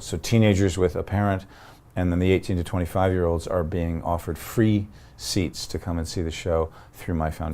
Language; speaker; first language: English; native; English